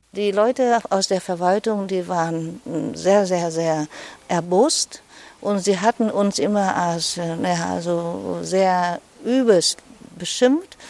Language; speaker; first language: German; non-native, fluent; Vietnamese